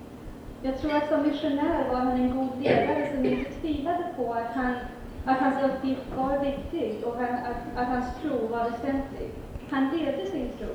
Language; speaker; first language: Swedish; early bilingual, heritage; Swedish